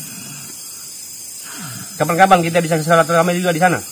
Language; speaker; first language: Indonesian; native; Indonesian